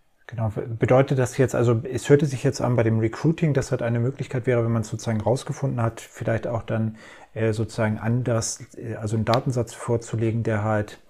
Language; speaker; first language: German; native; German